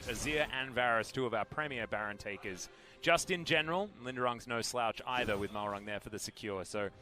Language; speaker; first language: English; native; English